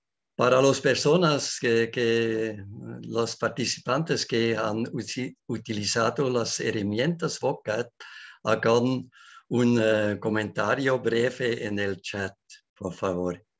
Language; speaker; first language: Spanish; non-native, learner; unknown